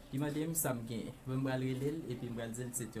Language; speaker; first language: French; non-native, learner; Haitian Creole